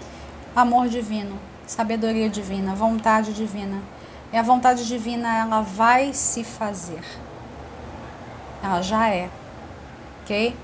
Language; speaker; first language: Portuguese; native; Portuguese